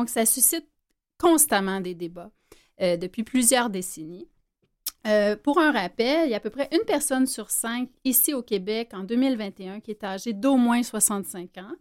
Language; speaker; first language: French; native; French